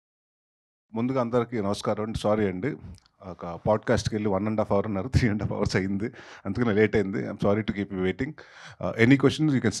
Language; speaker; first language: Telugu; native; Telugu